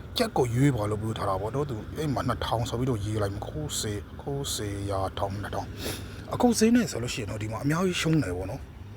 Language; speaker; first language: Burmese; native; Burmese